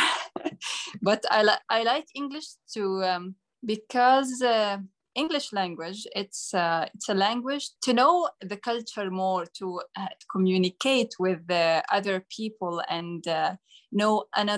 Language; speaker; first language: English; non-native, learner; Arabic